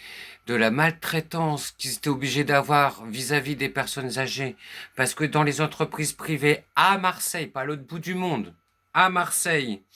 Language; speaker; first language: French; native; French